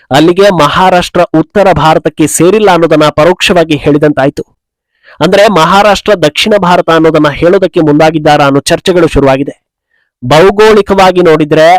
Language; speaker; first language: Kannada; native; Kannada